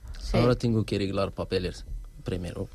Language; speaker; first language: Spanish; non-native, learner; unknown